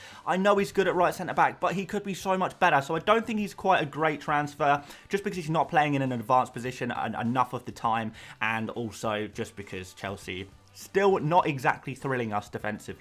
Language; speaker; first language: English; native; English